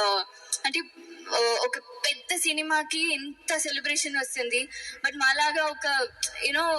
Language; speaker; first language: Telugu; non-native, learner; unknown